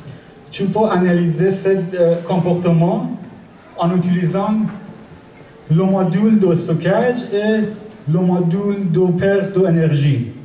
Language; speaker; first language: French; non-native, learner; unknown